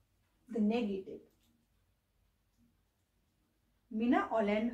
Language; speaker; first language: Finnish; non-native, learner; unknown